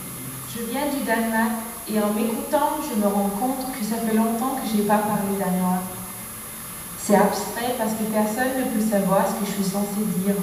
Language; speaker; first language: French; non-native, fluent; Danish